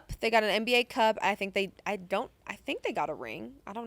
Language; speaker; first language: English; native; English